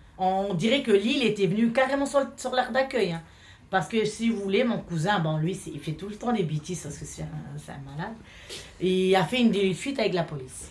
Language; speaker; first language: French; non-native, local second language; Romany